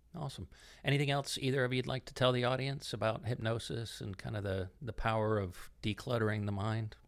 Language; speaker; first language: English; non-native, fluent; Dutch